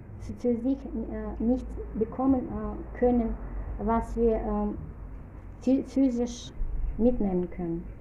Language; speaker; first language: German; non-native, fluent; Russian